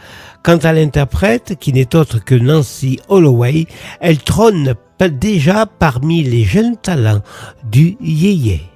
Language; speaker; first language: French; native; French